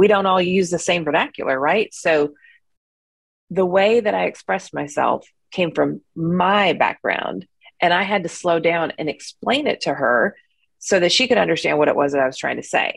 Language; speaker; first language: English; native; English